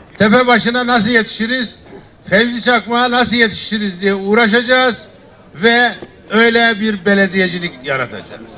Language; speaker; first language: Turkish; native; Turkish